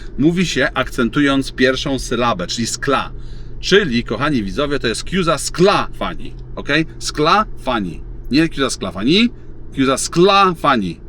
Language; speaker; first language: Polish; native; Polish